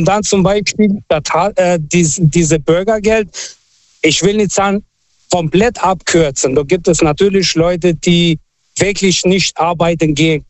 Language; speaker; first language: German; non-native, fluent; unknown